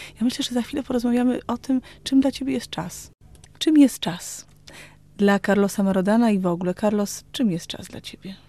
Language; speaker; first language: Polish; native; Polish